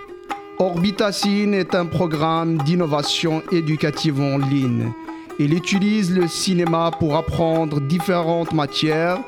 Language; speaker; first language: French; non-native, learner; Spanish